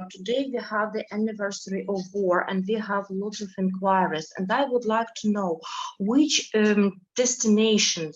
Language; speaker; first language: English; non-native, fluent; Ukrainian